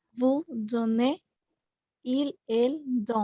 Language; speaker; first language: French; non-native, learner; Spanish